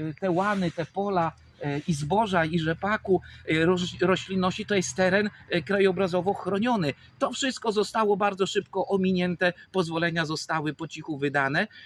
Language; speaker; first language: Polish; native; Polish